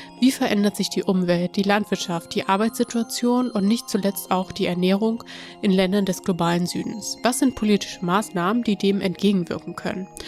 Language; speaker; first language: German; native; German